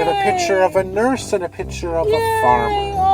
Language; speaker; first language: English; native; English